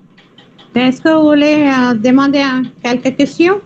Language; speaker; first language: French; non-native, fluent; Tamil